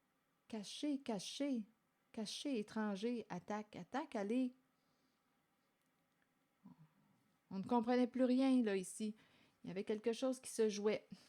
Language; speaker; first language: French; native; French